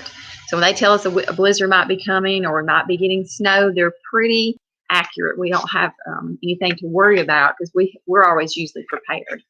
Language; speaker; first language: English; native; English